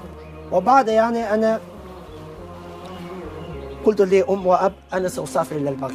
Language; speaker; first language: Arabic; non-native, learner; Albanian